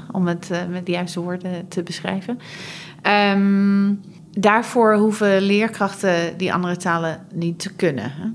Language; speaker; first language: Dutch; non-native, fluent; English